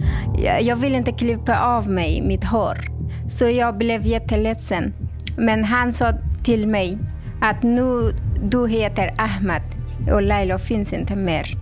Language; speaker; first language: Swedish; non-native, local second language; Persian